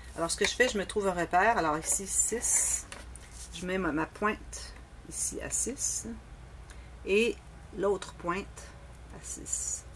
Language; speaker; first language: French; native; French